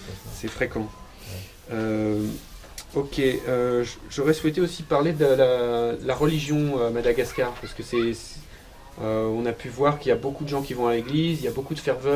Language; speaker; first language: French; native; French